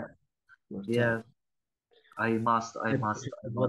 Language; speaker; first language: English; non-native, fluent; Arabic